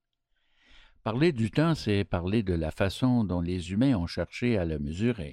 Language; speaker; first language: French; native; French